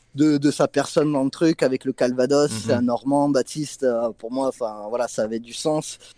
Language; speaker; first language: French; non-native, fluent; English